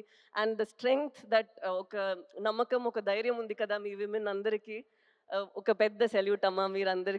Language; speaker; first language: Telugu; non-native, fluent; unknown